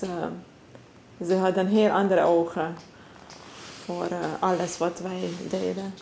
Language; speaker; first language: Dutch; non-native, fluent; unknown